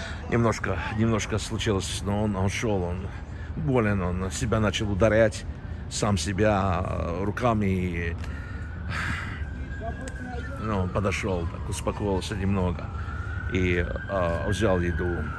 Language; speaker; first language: Russian; native; Russian